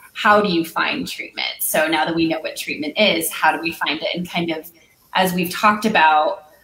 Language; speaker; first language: English; native; English